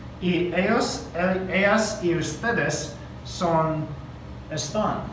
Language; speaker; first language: Spanish; non-native, learner; English